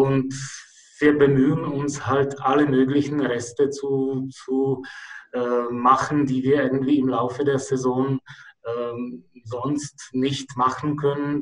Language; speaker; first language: German; non-native, fluent; Czech